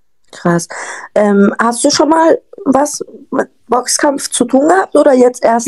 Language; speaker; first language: German; native; German